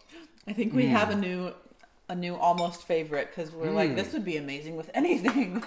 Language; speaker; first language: English; native; English